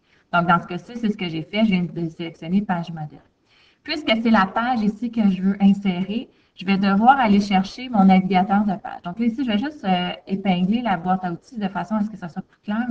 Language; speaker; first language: French; native; French